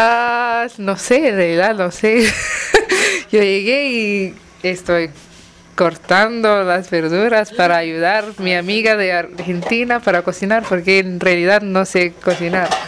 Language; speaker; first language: Spanish; non-native, learner; Tamil